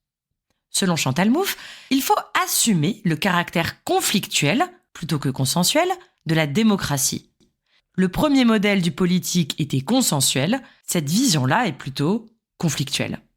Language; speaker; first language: French; native; French